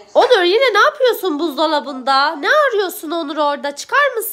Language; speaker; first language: Turkish; native; Turkish